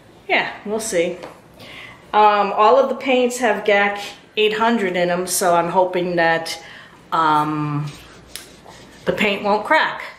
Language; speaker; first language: English; native; English